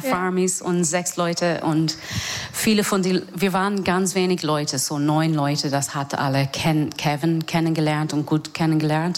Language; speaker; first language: German; non-native, learner; English